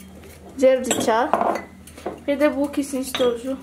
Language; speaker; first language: Turkish; non-native, learner; Indonesian